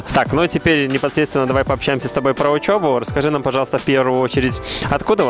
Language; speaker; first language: Russian; native; Russian